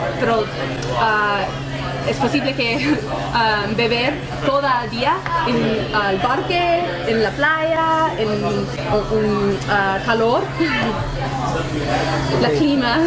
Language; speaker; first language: Spanish; non-native, learner; English